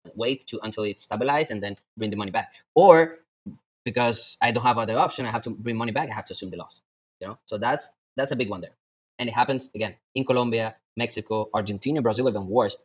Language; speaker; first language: English; non-native, fluent; Latvian